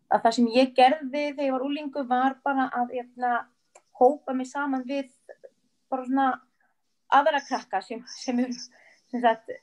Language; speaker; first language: Icelandic; early bilingual, other home language; French